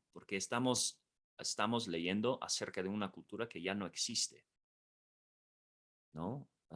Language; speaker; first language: Spanish; non-native, fluent; English